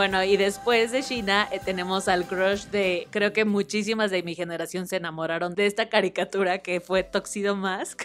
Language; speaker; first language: Spanish; native; Spanish